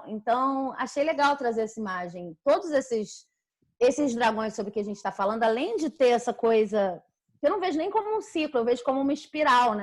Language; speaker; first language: Portuguese; native; Portuguese